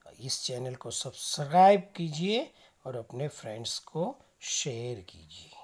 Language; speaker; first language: Hindi; non-native, local second language; Gujarati